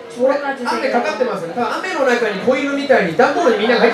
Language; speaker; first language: Japanese; native; Japanese